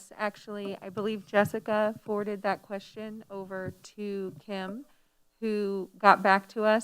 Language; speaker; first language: English; native; English